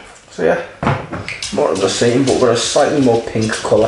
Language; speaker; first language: English; native; English